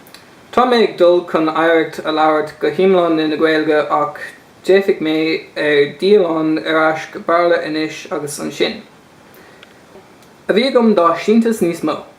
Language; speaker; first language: Irish; non-native, learner; English